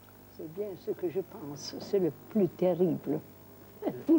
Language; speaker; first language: French; non-native, fluent; Italian